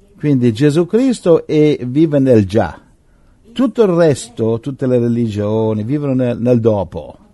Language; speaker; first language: Italian; native; Italian